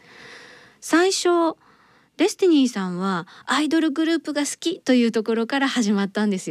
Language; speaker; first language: Japanese; native; Japanese